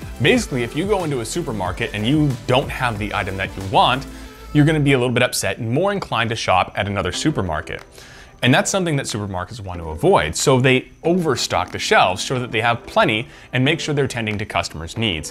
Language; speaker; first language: English; native; English